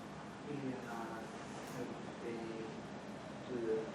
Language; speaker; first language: French; non-native, learner; English